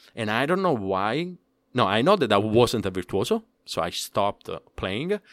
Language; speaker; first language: English; non-native, fluent; Italian